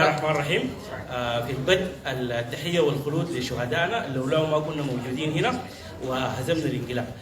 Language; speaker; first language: Arabic; native; Arabic